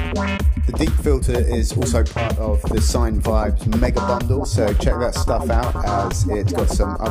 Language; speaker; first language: English; native; English